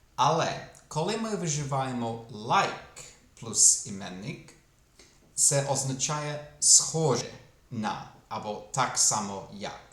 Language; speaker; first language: Ukrainian; non-native, fluent; English